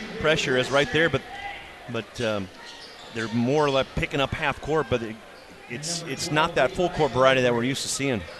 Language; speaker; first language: English; native; English